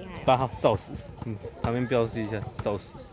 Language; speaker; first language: Chinese; native; Chinese